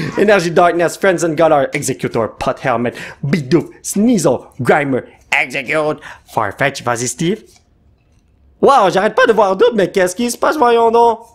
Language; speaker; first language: French; native; French